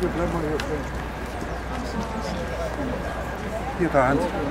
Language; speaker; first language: German; native; German